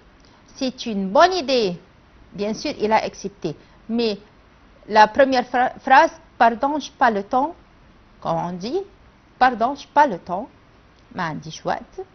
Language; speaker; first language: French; non-native, fluent; Arabic